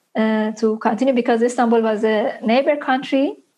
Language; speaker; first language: English; non-native, fluent; Persian